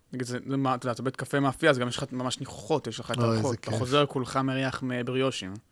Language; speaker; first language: Hebrew; native; Hebrew